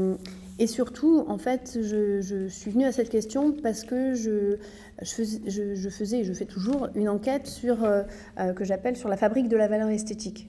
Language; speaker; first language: French; native; French